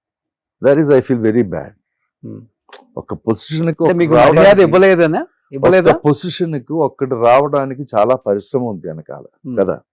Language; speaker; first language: Telugu; non-native, fluent; Malayalam